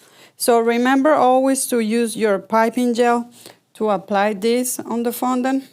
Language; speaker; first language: English; non-native, fluent; Spanish